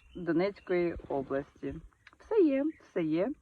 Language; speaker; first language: Ukrainian; native; Ukrainian